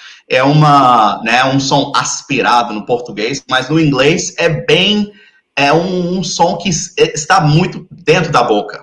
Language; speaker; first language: Portuguese; non-native, fluent; English